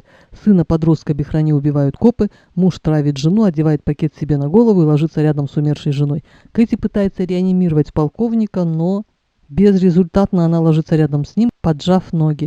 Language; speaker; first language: Russian; native; Russian